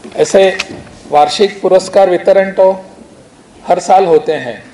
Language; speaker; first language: Hindi; non-native, local second language; Konkani